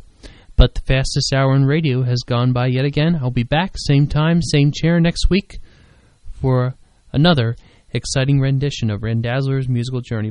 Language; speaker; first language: English; native; English